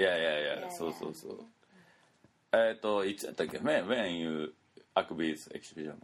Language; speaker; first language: English; non-native, learner; Japanese